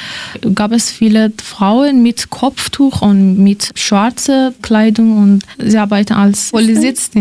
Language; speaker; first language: German; non-native, learner; Persian